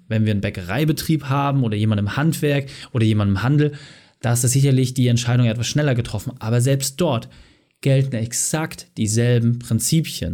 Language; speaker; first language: German; native; German